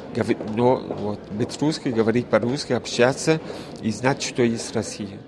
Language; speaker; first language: Russian; early bilingual, heritage; Russian